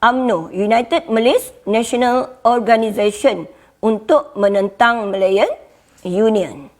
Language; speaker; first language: Malay; native; Malay